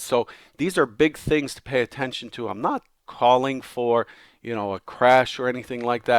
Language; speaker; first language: English; native; English